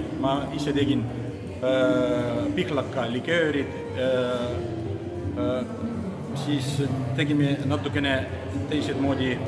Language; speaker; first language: Estonian; non-native, local second language; Russian